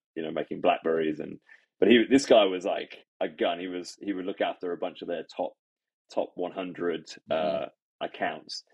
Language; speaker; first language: English; native; English